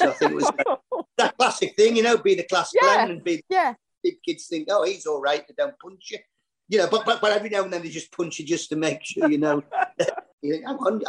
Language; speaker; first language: English; native; English